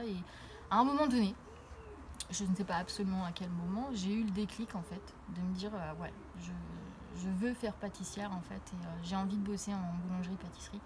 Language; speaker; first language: French; native; French